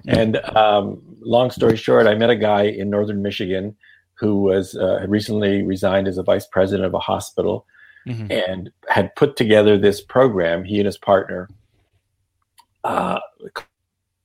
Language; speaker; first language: English; non-native, fluent; Yiddish